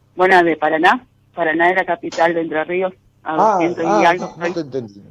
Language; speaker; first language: Spanish; native; Spanish